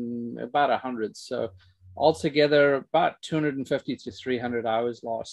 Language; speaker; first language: English; native; English